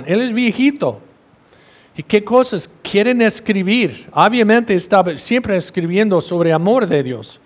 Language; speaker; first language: Spanish; non-native, fluent; English